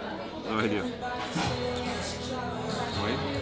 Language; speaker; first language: English; non-native, fluent; German